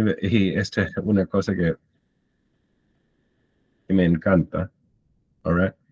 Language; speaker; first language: Spanish; non-native, fluent; English